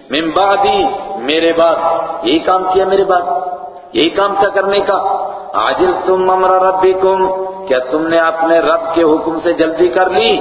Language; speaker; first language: Urdu; non-native, local second language; Kashmiri